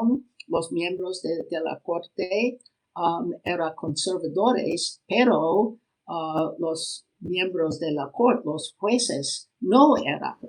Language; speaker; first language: Spanish; non-native, learner; English